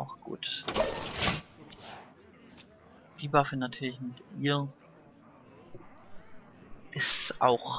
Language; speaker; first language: German; native; German